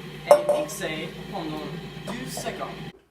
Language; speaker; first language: French; non-native, learner; English